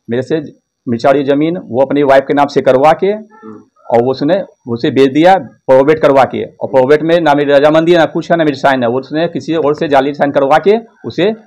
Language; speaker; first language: Hindi; native; Hindi